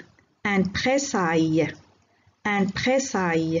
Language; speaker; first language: French; non-native, local second language; Arabic